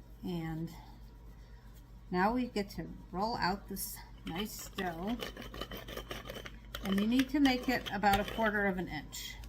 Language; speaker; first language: English; native; English